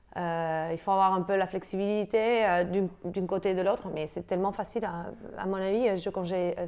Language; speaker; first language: French; non-native, fluent; Spanish